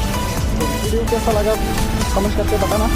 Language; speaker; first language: Hindi; non-native, local second language; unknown